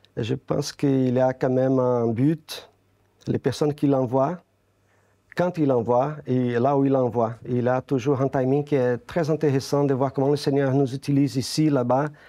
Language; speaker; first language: French; non-native, fluent; Portuguese